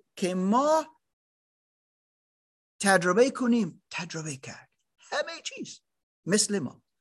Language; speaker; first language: Persian; non-native, learner; German